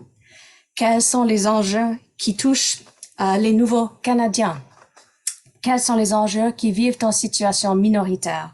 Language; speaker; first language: French; non-native, local second language; English